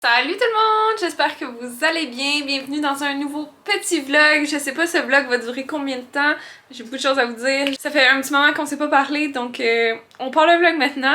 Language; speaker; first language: French; native; French